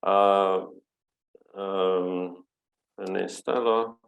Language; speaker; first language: French; native; French